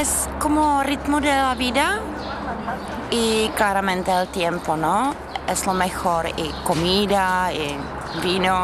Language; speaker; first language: Spanish; non-native, fluent; Czech